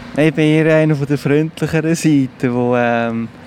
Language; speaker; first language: German; non-native, fluent; Persian